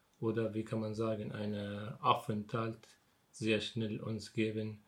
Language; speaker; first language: German; non-native, learner; Arabic